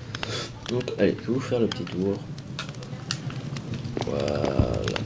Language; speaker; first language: French; native; French